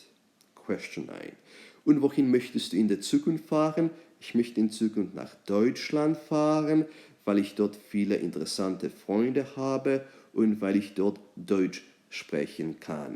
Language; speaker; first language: German; non-native, fluent; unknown